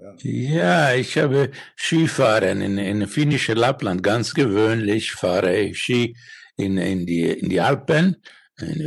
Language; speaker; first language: German; non-native, learner; Finnish